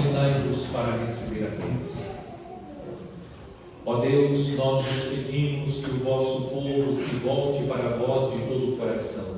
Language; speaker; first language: Portuguese; native; Portuguese